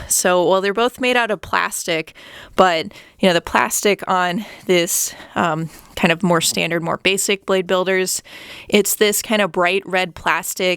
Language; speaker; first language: English; native; English